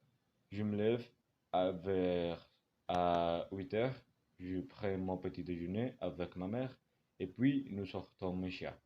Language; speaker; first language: French; non-native, learner; Spanish